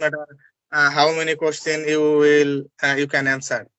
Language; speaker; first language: English; non-native, learner; Bangla